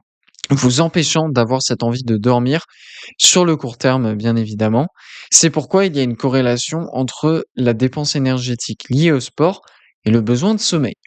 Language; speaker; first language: French; native; French